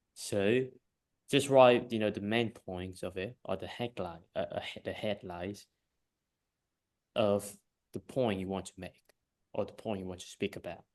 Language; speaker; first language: English; non-native, fluent; Vietnamese